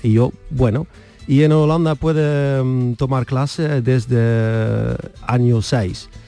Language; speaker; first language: Spanish; non-native, learner; Dutch